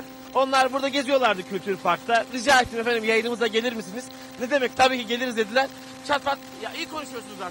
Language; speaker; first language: Turkish; native; Turkish